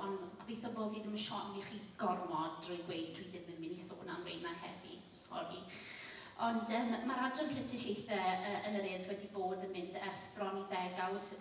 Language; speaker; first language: Welsh; non-native, local second language; English